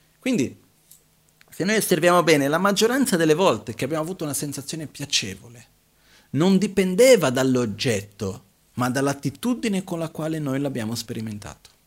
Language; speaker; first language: Italian; non-native, fluent; Portuguese